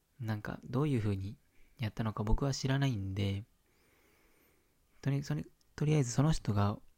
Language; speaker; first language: Japanese; native; Japanese